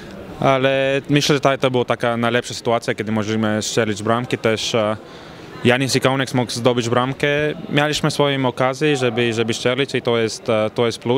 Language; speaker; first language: Polish; non-native, fluent; Latvian